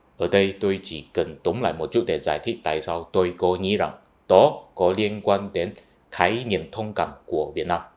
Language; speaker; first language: Vietnamese; non-native, fluent; Chinese